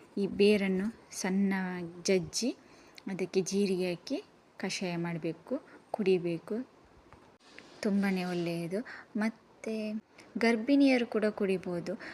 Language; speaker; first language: Kannada; non-native, local second language; Tulu